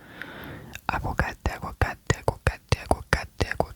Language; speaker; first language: Spanish; non-native, learner; French